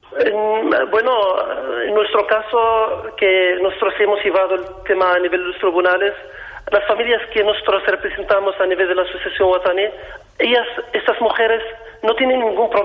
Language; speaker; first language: Spanish; non-native, fluent; Arabic